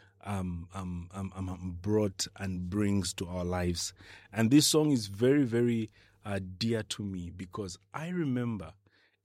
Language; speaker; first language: English; non-native, local second language; Bemba